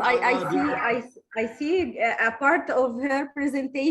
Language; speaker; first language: English; non-native, learner; Arabic